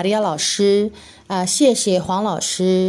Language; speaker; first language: Chinese; non-native, fluent; Indonesian